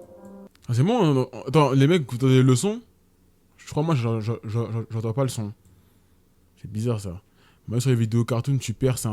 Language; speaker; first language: French; native; French